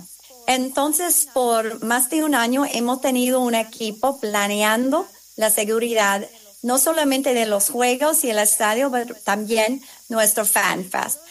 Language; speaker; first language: Spanish; non-native, fluent; English